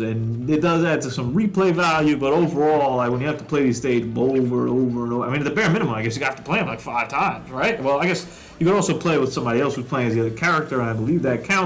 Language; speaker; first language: English; native; English